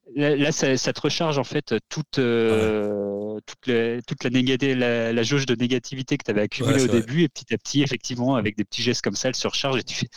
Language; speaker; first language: French; native; French